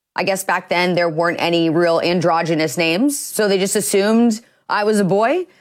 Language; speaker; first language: English; native; English